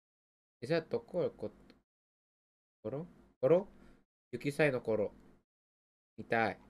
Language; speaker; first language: Japanese; non-native, fluent; English